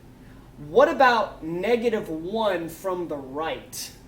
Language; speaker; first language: English; native; English